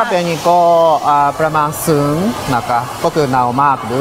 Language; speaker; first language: Thai; non-native, learner; Japanese